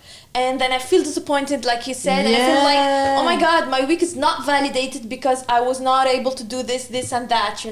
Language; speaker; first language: English; non-native, fluent; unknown